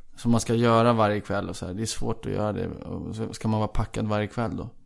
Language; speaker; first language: Swedish; early bilingual, other home language; Icelandic